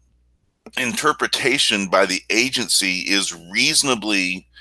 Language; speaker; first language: English; native; English